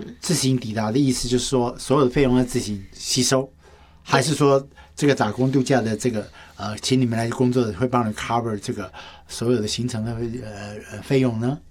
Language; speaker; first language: Chinese; native; Chinese